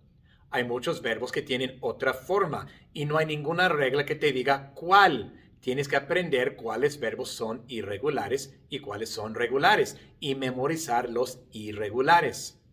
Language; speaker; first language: Spanish; non-native, fluent; English